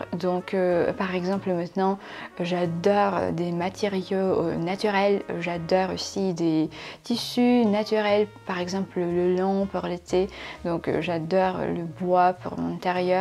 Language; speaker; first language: French; non-native, fluent; Russian